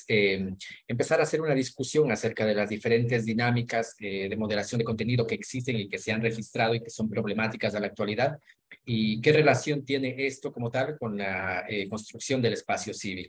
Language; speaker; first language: Spanish; native; Spanish